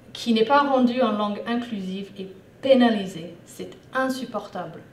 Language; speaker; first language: French; non-native, fluent; English